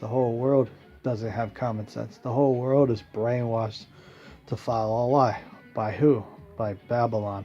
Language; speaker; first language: English; native; English